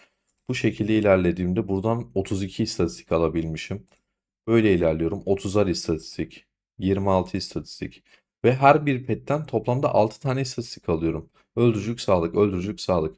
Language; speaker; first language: Turkish; native; Turkish